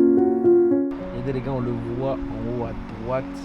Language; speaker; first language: French; native; French